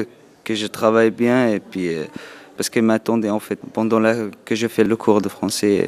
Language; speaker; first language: French; non-native, learner; Arabic